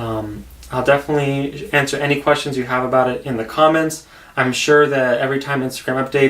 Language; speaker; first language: English; native; English